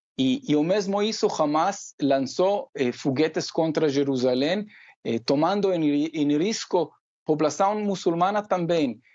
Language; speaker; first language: Portuguese; non-native, fluent; Hebrew